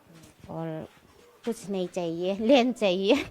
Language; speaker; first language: Hindi; non-native, local second language; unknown